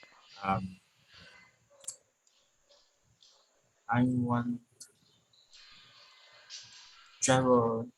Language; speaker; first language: English; non-native, learner; Vietnamese